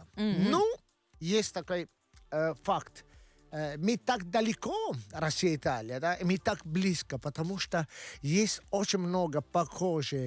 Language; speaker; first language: Russian; non-native, learner; Italian